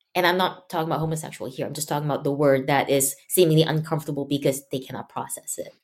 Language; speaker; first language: English; non-native, local second language; Chinese